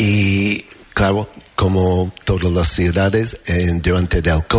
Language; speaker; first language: Spanish; non-native, learner; English